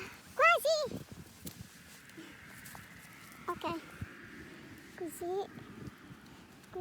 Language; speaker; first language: Italian; non-native, learner; Filipino